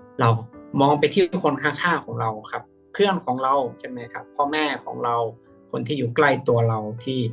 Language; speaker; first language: Thai; native; Thai